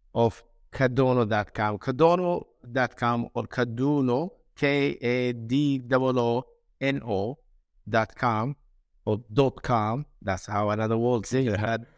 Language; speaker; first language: English; non-native, fluent; Somali